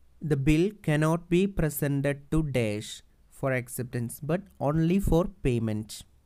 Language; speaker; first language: English; non-native, local second language; Malayalam